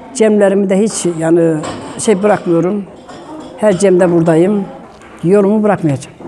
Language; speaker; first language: Turkish; native; Turkish